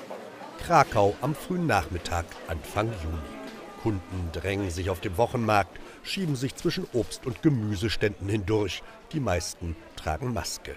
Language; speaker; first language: German; native; German